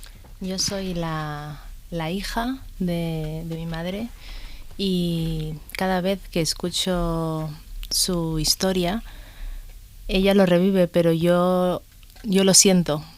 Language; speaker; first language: Spanish; early bilingual, other home language; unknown